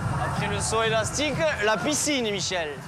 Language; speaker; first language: French; native; French